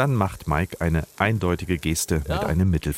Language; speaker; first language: German; native; German